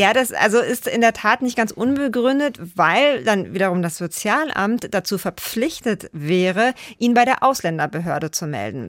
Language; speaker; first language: German; native; German